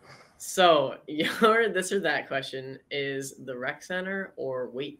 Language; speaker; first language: English; native; English